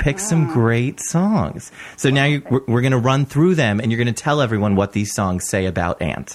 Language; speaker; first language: English; native; English